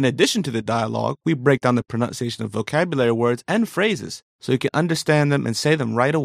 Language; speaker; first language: English; native; English